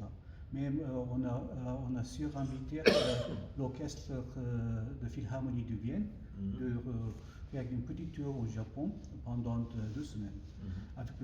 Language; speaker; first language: French; non-native, learner; Japanese